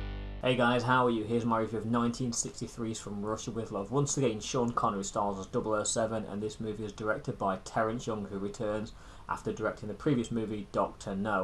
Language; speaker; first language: English; native; English